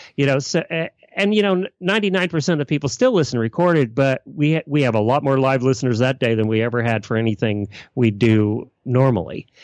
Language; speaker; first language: English; native; English